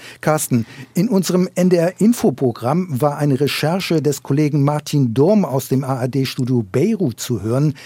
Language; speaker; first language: German; native; German